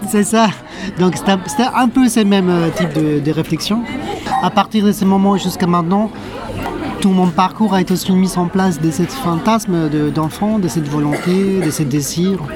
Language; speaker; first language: French; non-native, fluent; Spanish